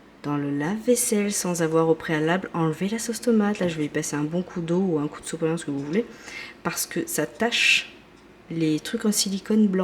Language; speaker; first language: French; native; French